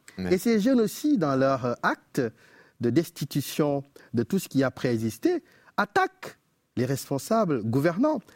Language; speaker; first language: French; non-native, local second language; Wolof